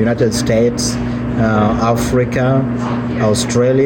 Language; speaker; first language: English; non-native, local second language; Luo (Kenya and Tanzania)